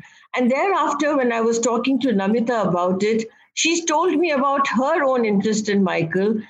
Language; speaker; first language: English; non-native, local second language; Bangla